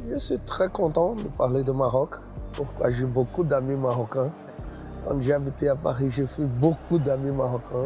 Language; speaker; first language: French; non-native, fluent; Portuguese